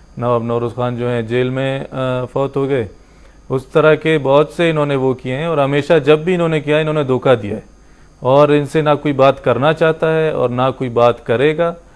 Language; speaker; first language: Urdu; non-native, local second language; Baluchi